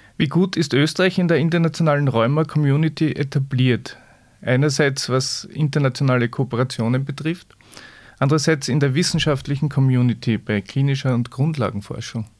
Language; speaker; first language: German; native; German